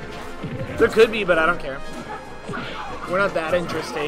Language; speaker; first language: English; native; English